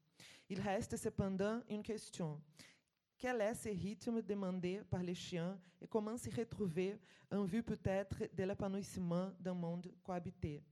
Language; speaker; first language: French; non-native, fluent; Portuguese